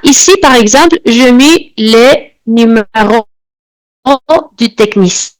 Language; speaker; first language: French; non-native, fluent; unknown